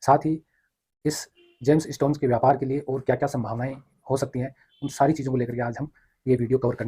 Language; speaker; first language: Hindi; native; Hindi